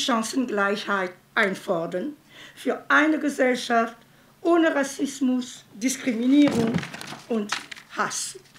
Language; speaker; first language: German; non-native, fluent; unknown